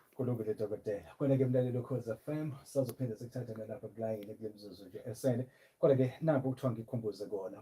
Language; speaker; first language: Zulu; native; Zulu